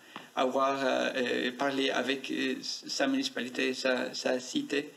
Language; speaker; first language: French; non-native, learner; Spanish